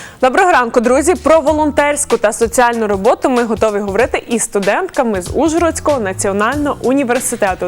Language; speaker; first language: Ukrainian; native; Ukrainian